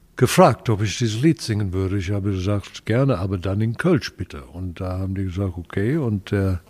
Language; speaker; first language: German; non-native, fluent; English